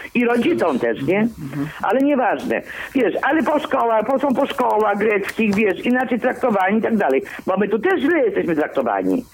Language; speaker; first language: Polish; early bilingual, other home language; Greek